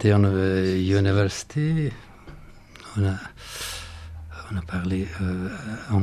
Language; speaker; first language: French; non-native, learner; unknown